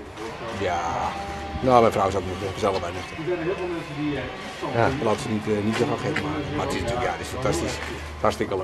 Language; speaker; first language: Dutch; native; Dutch